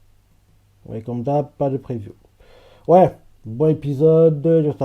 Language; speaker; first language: French; native; French